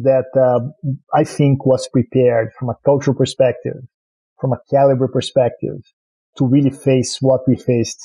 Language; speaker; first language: English; non-native, fluent; Portuguese